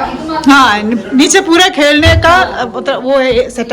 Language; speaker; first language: Hindi; non-native, local second language; Malayalam